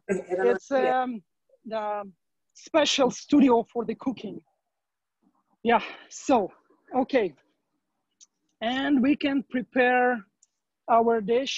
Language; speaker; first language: English; non-native, learner; Ukrainian